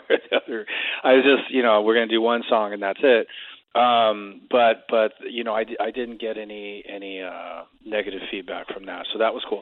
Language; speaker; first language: English; native; English